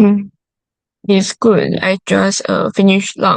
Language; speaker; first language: English; non-native, learner; Chinese